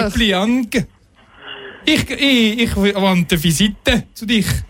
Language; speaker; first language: German; non-native, learner; French